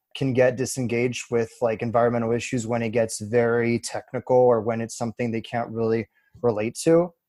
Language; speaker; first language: English; early bilingual, other home language; French